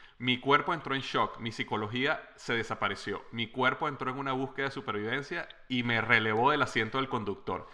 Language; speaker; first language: Spanish; native; Spanish